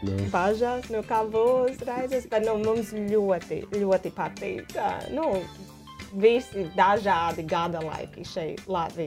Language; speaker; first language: Latvian; non-native, fluent; English